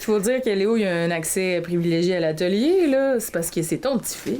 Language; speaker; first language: French; native; French